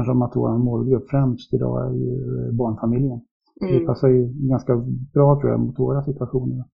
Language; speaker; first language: Swedish; native; Swedish